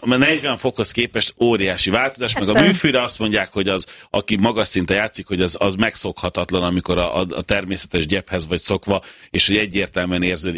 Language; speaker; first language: Hungarian; native; Hungarian